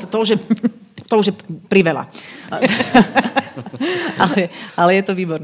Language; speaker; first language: Slovak; native; Slovak